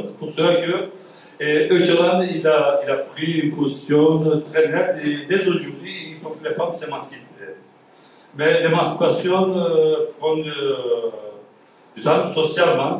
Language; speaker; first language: French; non-native, fluent; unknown